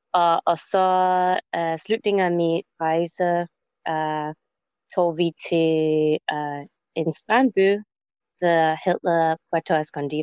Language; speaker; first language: Danish; non-native, learner; English